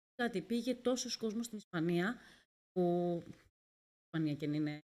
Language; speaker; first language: Greek; native; Greek